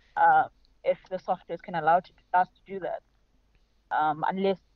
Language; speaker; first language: English; non-native, local second language; Xhosa